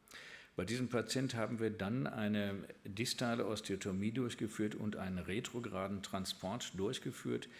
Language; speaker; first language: German; native; German